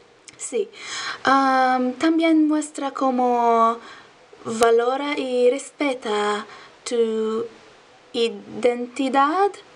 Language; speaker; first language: Spanish; non-native, learner; Arabic